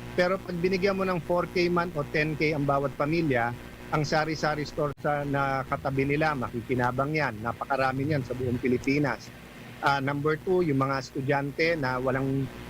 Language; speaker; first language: Filipino; native; Filipino